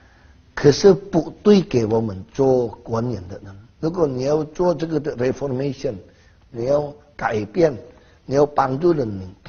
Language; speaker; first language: Chinese; non-native, learner; Hakka Chinese